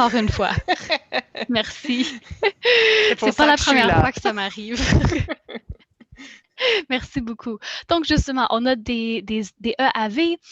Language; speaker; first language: French; native; French